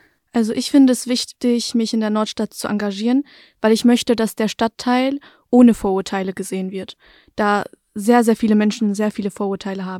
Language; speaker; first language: German; native; German